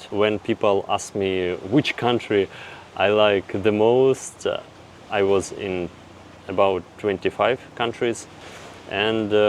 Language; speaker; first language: English; non-native, fluent; Russian